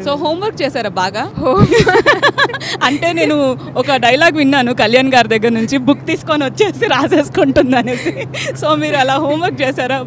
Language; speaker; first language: Telugu; native; Telugu